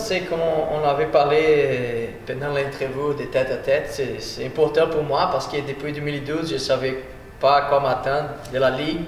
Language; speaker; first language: French; non-native, fluent; Portuguese